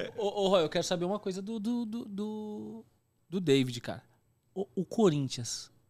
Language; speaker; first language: Portuguese; native; Portuguese